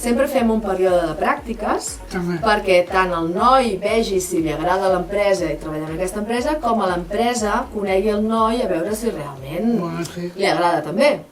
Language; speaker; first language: Catalan; native; Catalan